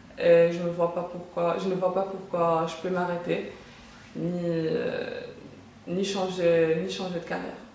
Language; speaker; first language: French; non-native, local second language; Arabic